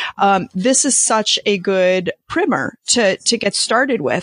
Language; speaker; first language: English; native; English